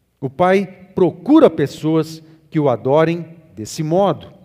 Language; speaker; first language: Portuguese; native; Portuguese